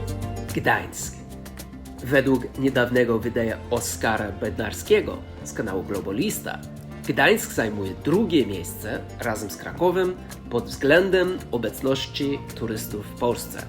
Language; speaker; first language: Polish; non-native, fluent; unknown